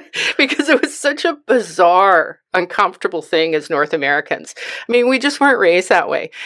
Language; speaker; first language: English; native; English